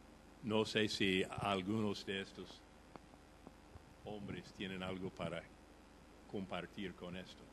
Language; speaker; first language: Spanish; non-native, fluent; English